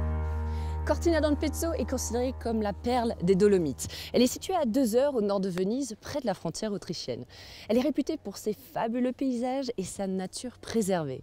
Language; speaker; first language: French; native; French